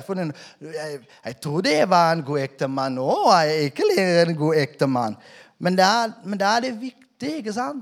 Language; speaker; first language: Norwegian; non-native, fluent; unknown